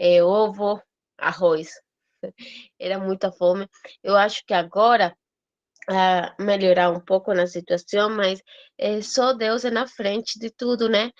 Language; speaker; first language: Portuguese; non-native, fluent; Spanish